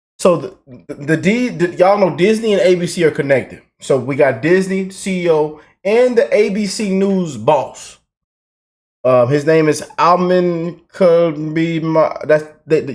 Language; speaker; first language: English; native; English